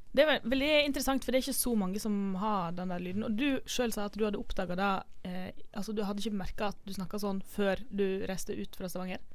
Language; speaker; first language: Norwegian; native; Norwegian